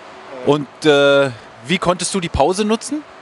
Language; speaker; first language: German; native; German